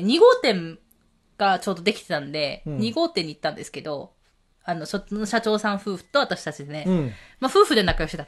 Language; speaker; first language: Japanese; native; Japanese